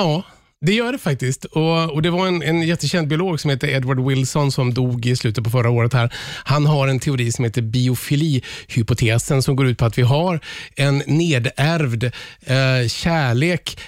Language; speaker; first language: Swedish; native; Swedish